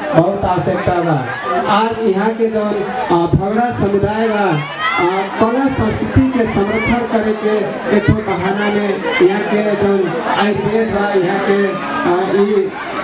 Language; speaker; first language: Bhojpuri; non-native, local second language; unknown